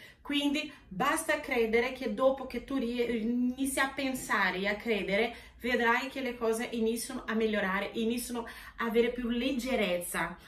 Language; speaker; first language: Italian; non-native, fluent; Portuguese